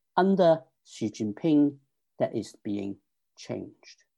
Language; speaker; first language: English; non-native, local second language; Cantonese